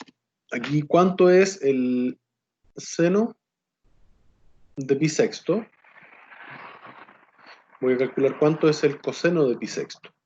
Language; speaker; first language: Spanish; native; Spanish